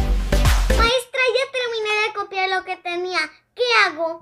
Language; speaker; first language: Spanish; native; Spanish